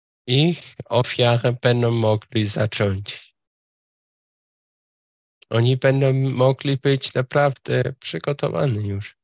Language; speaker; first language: Polish; non-native, fluent; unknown